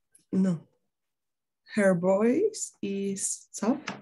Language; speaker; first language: English; non-native, learner; Spanish